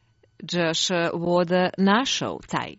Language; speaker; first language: Chinese; non-native, learner; Croatian